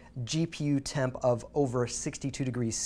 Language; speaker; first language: English; native; English